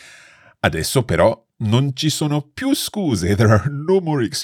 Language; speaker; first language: Italian; non-native, fluent; English